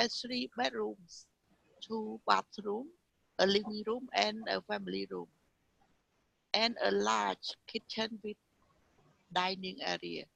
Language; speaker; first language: English; non-native, learner; Vietnamese